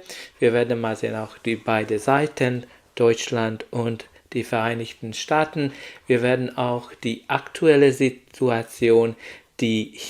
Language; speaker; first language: German; non-native, learner; Hungarian